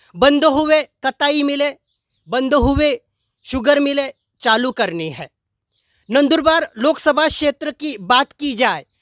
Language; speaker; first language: Hindi; non-native, local second language; Marathi